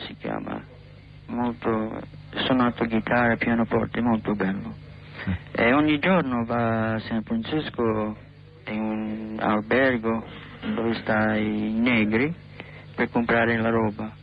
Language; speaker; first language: Italian; non-native, learner; English